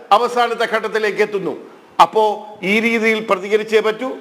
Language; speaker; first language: Malayalam; native; Malayalam